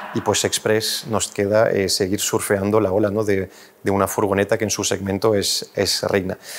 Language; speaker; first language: Spanish; non-native, fluent; French